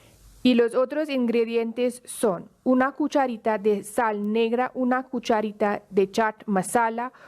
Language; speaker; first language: Spanish; non-native, fluent; Hindi